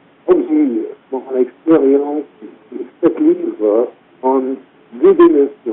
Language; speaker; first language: French; non-native, fluent; English